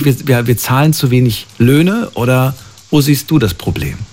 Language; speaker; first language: German; native; German